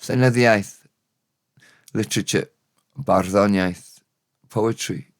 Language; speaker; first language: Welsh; non-native, learner; English